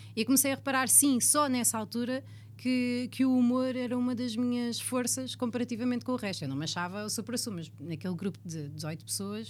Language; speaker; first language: Portuguese; native; Portuguese